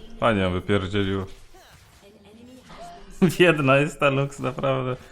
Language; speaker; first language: Polish; native; Polish